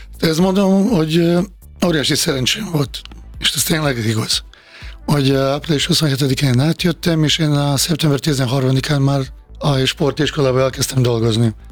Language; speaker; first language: Hungarian; non-native, fluent; Bosnian